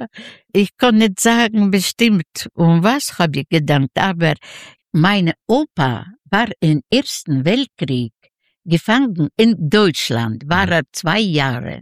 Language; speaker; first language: German; non-native, learner; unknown